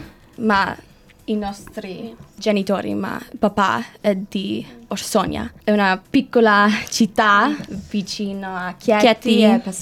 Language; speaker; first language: Italian; non-native, learner; English